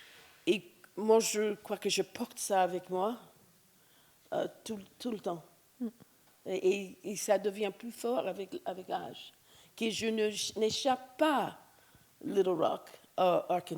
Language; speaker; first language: French; non-native, fluent; English